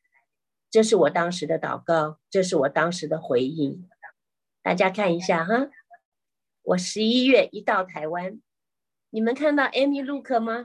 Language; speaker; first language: Chinese; native; Chinese